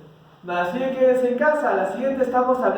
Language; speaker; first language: Spanish; native; Spanish